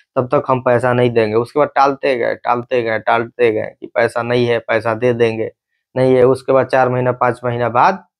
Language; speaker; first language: Hindi; native; Hindi